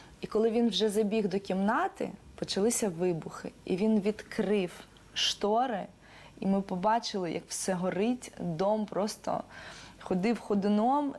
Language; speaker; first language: Ukrainian; non-native, local second language; Russian